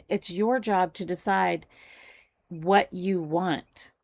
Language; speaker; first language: English; native; English